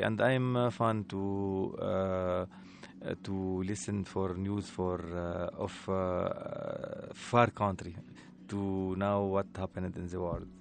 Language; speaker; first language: English; non-native, learner; Arabic